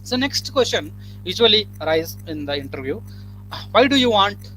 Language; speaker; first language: English; non-native, local second language; Kannada